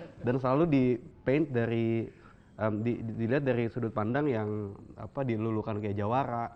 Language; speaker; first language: Indonesian; native; Indonesian